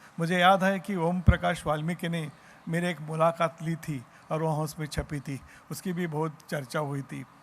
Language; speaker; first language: Hindi; non-native, local second language; Marathi